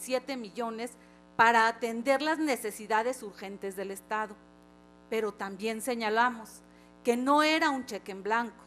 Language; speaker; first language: Spanish; native; Spanish